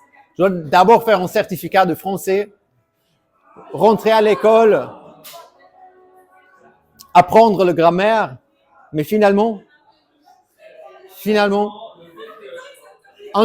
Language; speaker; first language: French; non-native, fluent; German